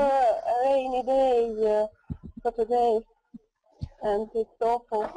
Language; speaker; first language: English; non-native, learner; Russian